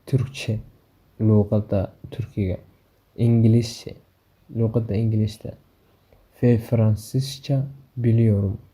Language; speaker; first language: Turkish; non-native, fluent; Somali